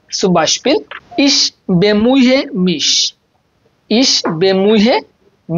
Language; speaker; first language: German; non-native, learner; Bangla